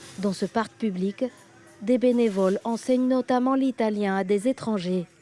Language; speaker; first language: French; native; French